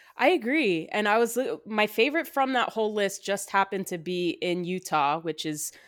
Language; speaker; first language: English; native; English